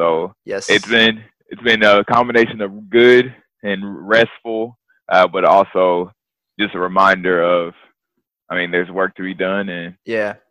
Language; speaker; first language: English; native; English